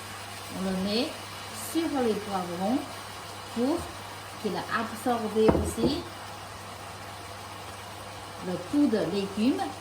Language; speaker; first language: French; non-native, local second language; Chinese